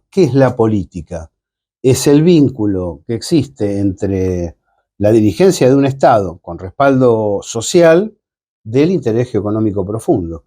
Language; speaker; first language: Spanish; native; Spanish